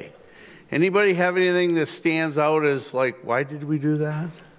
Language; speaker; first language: English; native; English